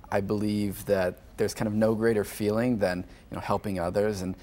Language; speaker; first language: English; native; English